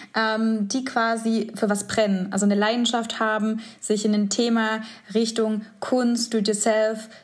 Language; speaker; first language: German; native; German